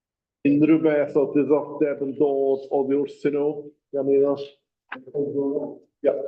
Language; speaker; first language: Welsh; native; Welsh